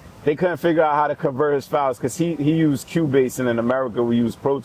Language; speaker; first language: English; native; English